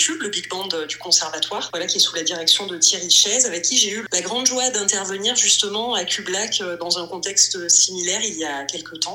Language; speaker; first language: French; native; French